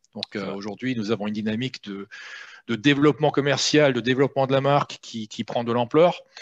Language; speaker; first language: French; native; French